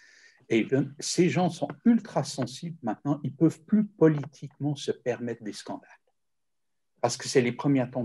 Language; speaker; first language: French; native; French